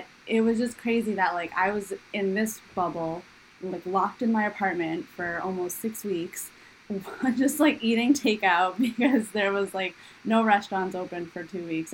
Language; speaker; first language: English; native; English